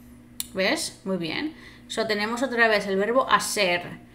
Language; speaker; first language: Spanish; non-native, fluent; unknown